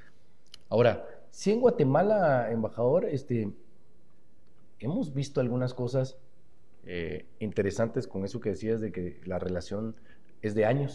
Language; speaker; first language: Spanish; native; Spanish